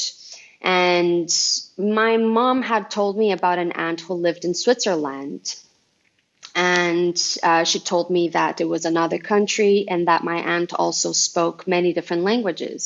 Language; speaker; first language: English; non-native, fluent; Portuguese